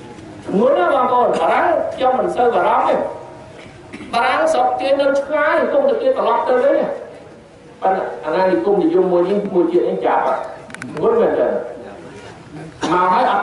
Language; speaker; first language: Khmer; native; Khmer